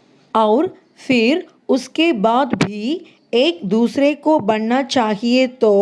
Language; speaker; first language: Hindi; non-native, local second language; Tamil